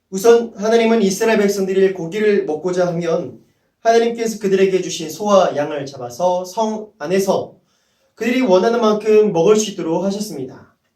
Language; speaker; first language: Korean; native; Korean